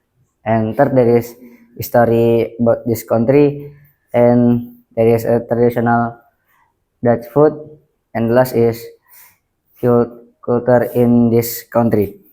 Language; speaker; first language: English; non-native, learner; Indonesian